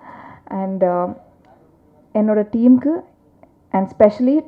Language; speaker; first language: Tamil; non-native, learner; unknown